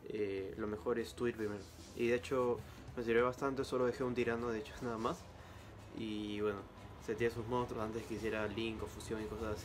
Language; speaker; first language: Spanish; native; Spanish